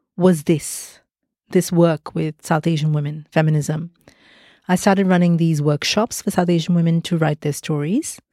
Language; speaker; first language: English; non-native, local second language; Malayalam